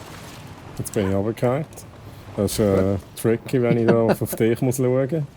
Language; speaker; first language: German; native; German